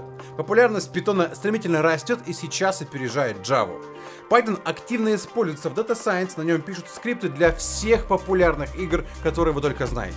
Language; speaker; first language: Russian; native; Russian